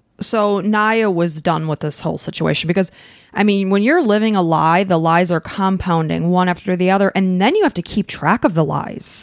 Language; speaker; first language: English; native; English